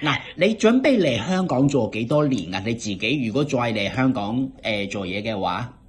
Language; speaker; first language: Cantonese; native; Cantonese